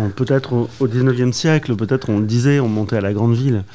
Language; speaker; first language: French; native; French